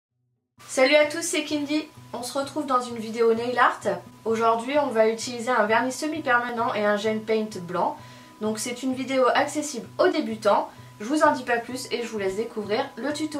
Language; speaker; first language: French; native; French